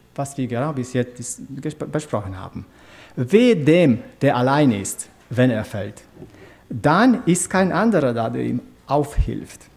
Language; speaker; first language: German; non-native, fluent; Romanian